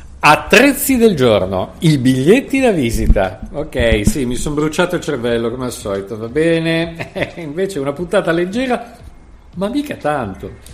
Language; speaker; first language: Italian; native; Italian